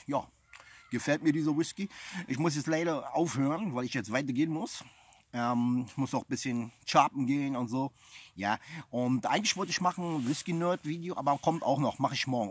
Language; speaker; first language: German; non-native, fluent; English